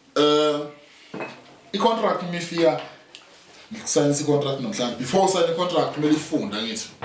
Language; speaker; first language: Zulu; native; Zulu